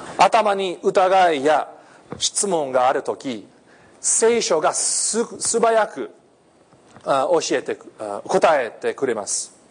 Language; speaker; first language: Japanese; non-native, fluent; English